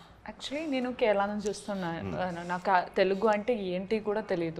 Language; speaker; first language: Telugu; non-native, learner; Malayalam